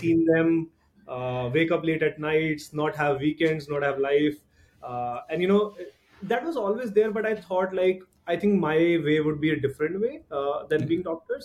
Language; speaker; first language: English; non-native, local second language; Hindi